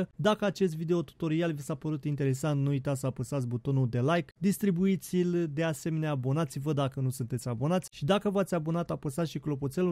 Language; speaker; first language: Romanian; native; Romanian